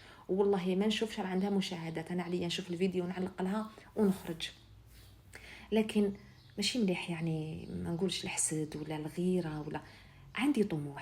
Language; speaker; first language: Arabic; native; Arabic